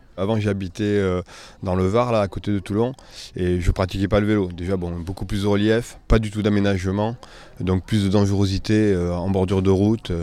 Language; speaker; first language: French; native; French